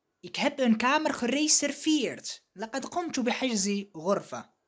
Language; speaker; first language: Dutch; non-native, fluent; Arabic